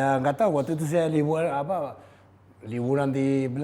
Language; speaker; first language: Indonesian; non-native, fluent; Spanish